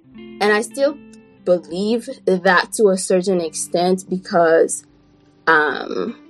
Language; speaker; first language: English; non-native, fluent; French